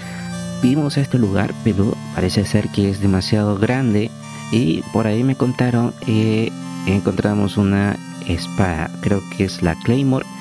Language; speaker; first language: Spanish; native; Spanish